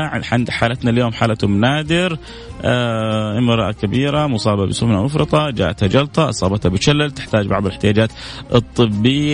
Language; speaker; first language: Arabic; native; Arabic